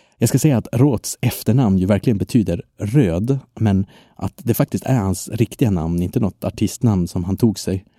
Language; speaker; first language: Swedish; non-native, fluent; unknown